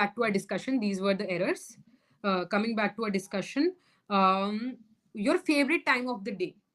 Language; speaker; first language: English; non-native, local second language; Hindi